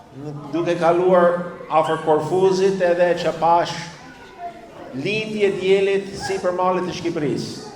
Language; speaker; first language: Albanian; non-native, fluent; English